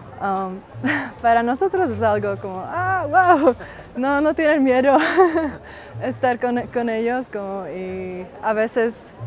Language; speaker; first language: Spanish; non-native, fluent; Czech